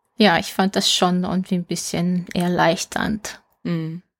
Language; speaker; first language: German; non-native, fluent; Japanese